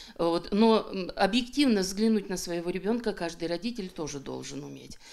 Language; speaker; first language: Russian; native; Russian